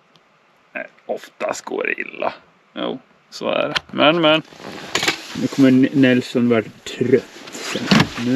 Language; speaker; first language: Swedish; native; Swedish